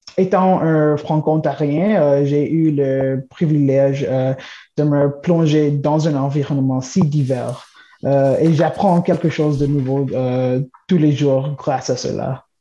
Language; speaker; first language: French; non-native, local second language; English